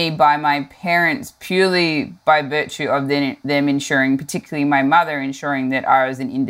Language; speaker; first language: English; native; English